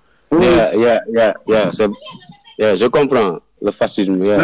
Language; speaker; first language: French; non-native, local second language; Wolof